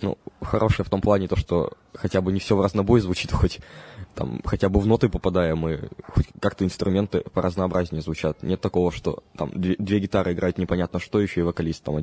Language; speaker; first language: Russian; native; Russian